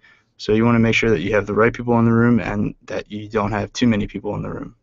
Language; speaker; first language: English; native; English